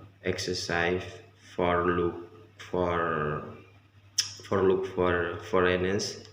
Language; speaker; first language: English; non-native, learner; Indonesian